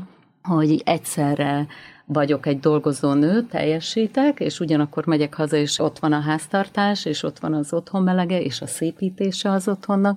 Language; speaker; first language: Hungarian; native; Hungarian